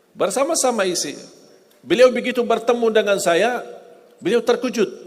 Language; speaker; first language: Indonesian; non-native, fluent; Arabic